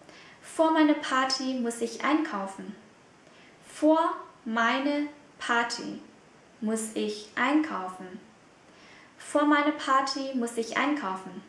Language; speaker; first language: German; non-native, fluent; Vietnamese